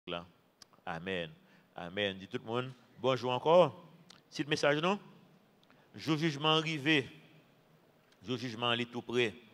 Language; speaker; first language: French; non-native, local second language; Haitian Creole